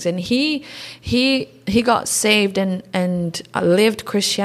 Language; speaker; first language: English; early bilingual, other home language; Portuguese